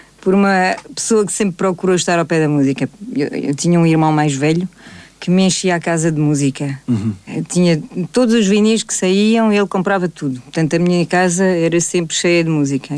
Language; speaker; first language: Portuguese; native; Portuguese